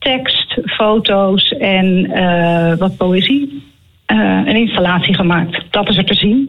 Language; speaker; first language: Dutch; native; Dutch